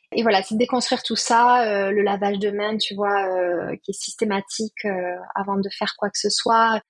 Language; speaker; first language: French; native; French